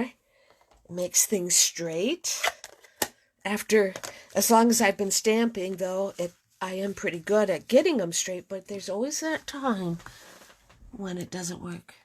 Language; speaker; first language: English; native; English